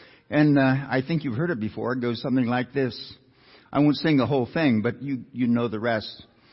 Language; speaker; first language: English; native; English